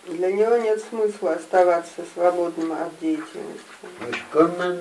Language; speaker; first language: Russian; native; Russian